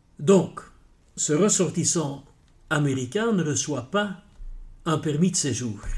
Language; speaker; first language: French; non-native, local second language; Dutch